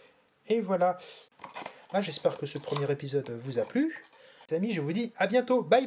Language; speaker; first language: French; native; French